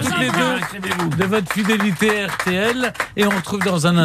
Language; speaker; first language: French; native; French